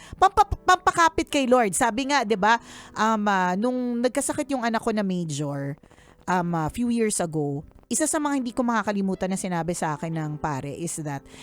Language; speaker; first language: Filipino; native; Filipino